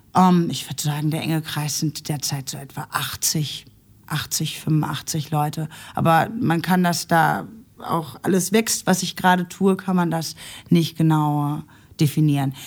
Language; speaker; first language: German; native; German